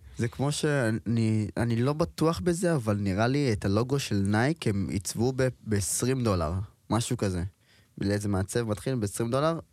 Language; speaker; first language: Hebrew; native; Hebrew